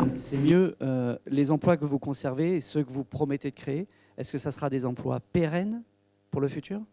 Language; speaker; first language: French; native; French